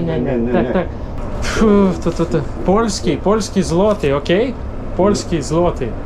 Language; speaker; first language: Russian; non-native, learner; Lithuanian